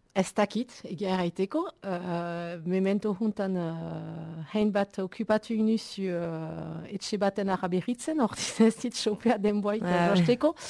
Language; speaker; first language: Basque; native; Basque